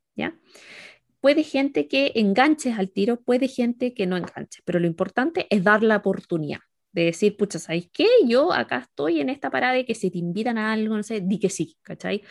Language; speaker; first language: Spanish; native; Spanish